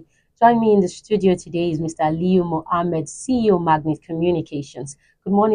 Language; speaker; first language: English; non-native, local second language; Yoruba